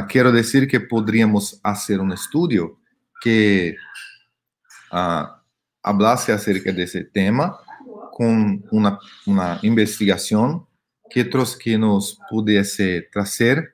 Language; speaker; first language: Spanish; non-native, fluent; Portuguese